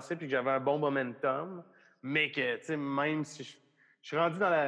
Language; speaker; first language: French; native; French